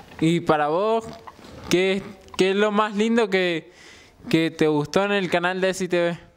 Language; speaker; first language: Spanish; native; Spanish